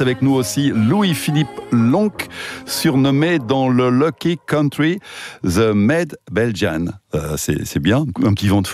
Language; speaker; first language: French; native; French